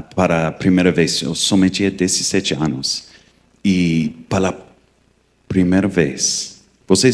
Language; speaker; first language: Portuguese; non-native, learner; English